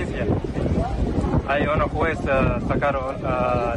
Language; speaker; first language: Spanish; non-native, learner; Arabic